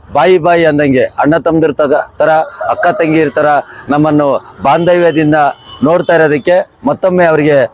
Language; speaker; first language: Kannada; native; Kannada